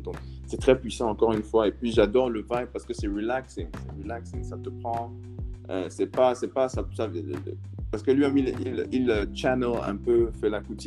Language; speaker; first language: French; native; French